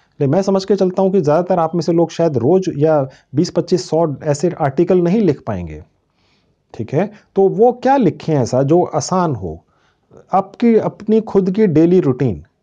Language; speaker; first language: Hindi; native; Hindi